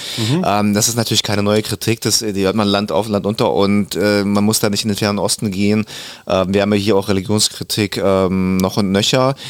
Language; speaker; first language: German; early bilingual, other home language; Russian